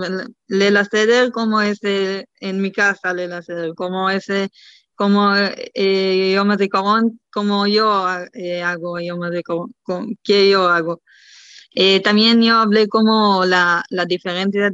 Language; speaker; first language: Spanish; non-native, learner; Hebrew